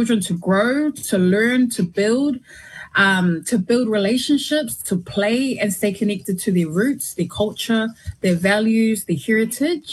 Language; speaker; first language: English; native; English